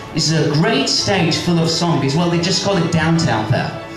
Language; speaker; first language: English; non-native, fluent; Spanish